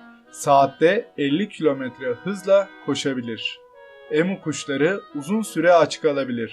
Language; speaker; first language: Turkish; native; Turkish